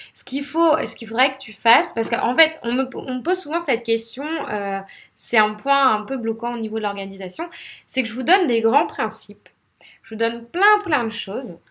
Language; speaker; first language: French; native; French